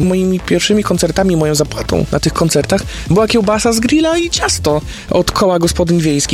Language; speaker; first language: Polish; native; Polish